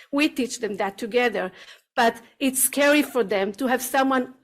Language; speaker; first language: English; non-native, learner; Hebrew